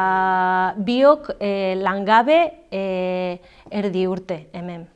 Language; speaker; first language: Basque; non-native, learner; Galician